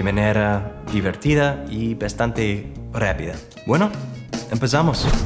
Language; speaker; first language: Spanish; non-native, fluent; English